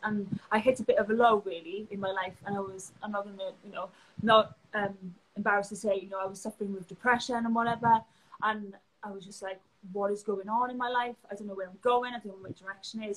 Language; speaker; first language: English; native; English